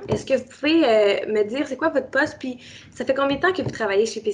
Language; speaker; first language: French; native; French